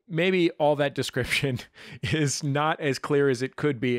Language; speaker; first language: English; native; English